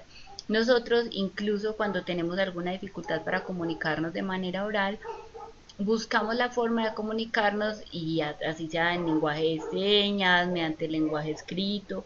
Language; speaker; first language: Spanish; native; Spanish